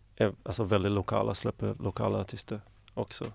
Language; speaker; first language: Swedish; non-native, fluent; English